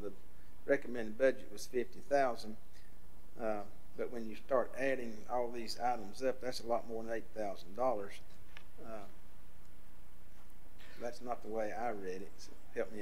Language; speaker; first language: English; native; English